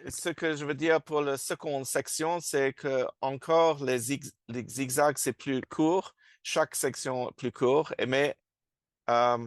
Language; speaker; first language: French; non-native, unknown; English